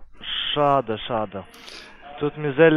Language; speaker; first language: German; non-native, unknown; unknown